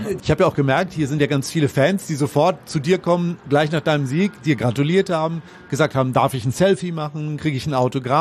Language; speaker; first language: German; native; German